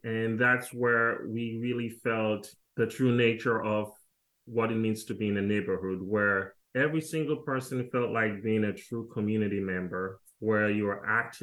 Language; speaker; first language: English; non-native, local second language; Krio